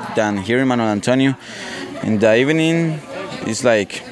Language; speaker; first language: English; non-native, fluent; Spanish